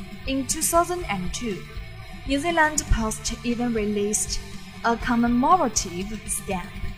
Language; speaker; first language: English; non-native, fluent; Chinese